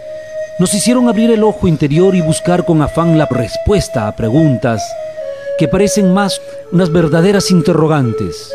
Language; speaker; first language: Spanish; native; Spanish